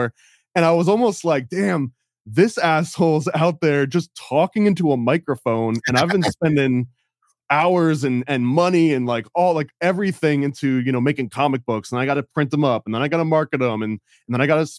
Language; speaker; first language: English; native; English